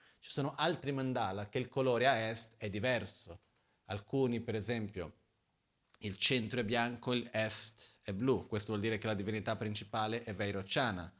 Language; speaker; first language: Italian; non-native, fluent; Portuguese